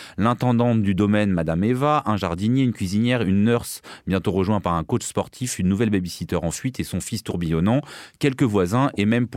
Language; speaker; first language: French; native; French